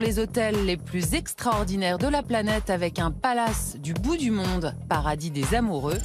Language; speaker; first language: French; native; French